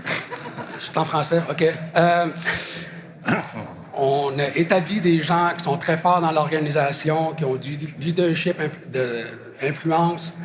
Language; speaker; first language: French; native; French